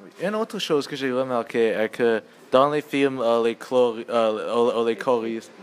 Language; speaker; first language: French; non-native, learner; English